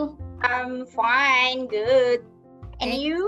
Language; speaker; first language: English; non-native, learner; Indonesian